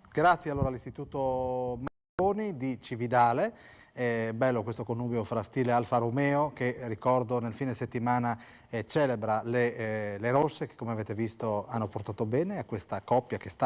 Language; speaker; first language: Italian; native; Italian